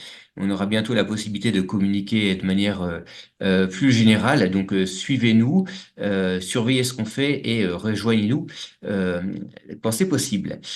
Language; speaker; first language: French; native; French